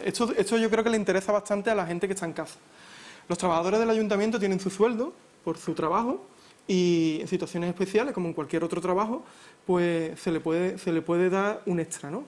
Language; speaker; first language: Spanish; native; Spanish